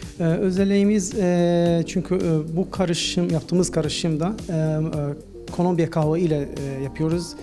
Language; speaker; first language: Turkish; non-native, learner; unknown